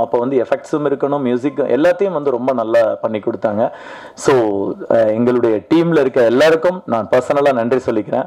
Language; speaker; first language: Tamil; native; Tamil